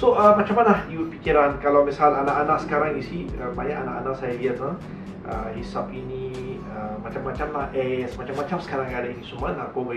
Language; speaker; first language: Indonesian; non-native, learner; Malay